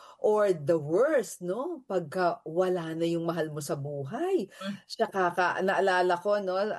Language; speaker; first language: Filipino; native; Filipino